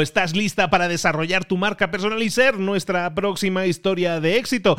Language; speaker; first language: Spanish; native; Spanish